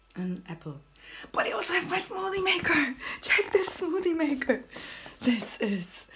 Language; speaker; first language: English; non-native, fluent; German